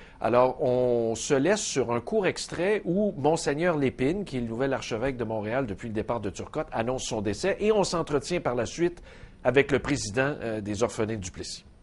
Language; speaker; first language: French; native; French